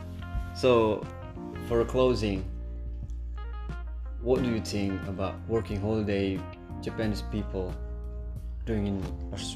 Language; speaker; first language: English; non-native, fluent; Indonesian